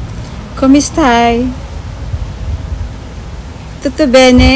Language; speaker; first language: Italian; non-native, learner; Cebuano